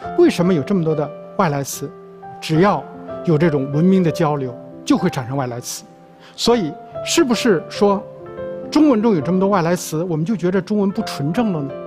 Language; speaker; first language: Chinese; native; Chinese